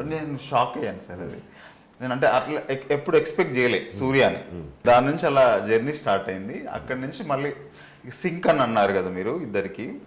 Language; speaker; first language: Telugu; native; Telugu